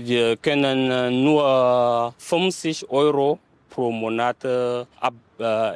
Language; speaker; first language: German; non-native, learner; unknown